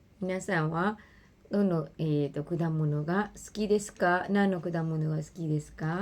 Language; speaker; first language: Japanese; non-native, fluent; Burmese